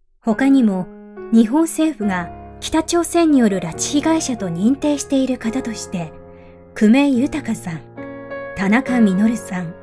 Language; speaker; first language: Japanese; native; Japanese